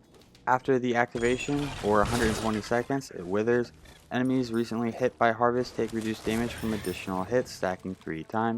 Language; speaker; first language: English; native; English